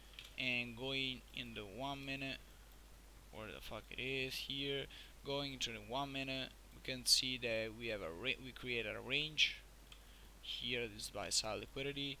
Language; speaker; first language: English; non-native, fluent; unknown